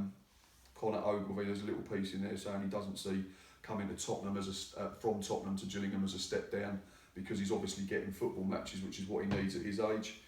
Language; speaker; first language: English; native; English